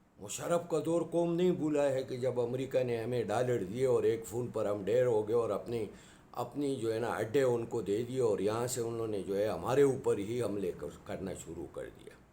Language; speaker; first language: Urdu; non-native, local second language; Pashto